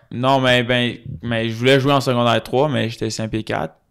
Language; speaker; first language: French; non-native, local second language; English